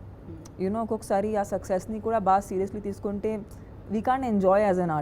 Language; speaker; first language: Telugu; non-native, fluent; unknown